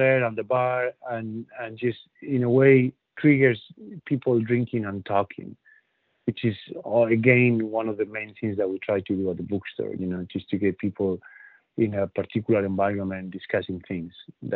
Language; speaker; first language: English; non-native, fluent; Spanish